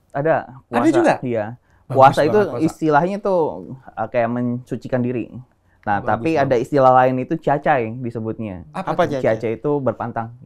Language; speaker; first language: Indonesian; native; Indonesian